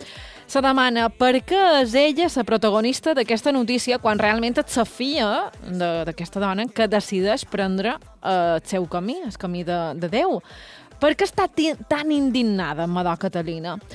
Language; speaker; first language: Catalan; native; Catalan